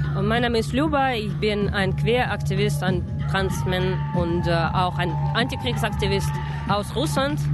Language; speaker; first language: German; non-native, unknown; Russian